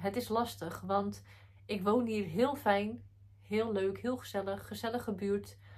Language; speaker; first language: Dutch; early bilingual, other home language; Arabic